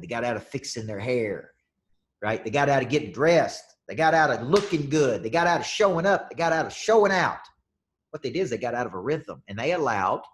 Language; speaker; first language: English; native; English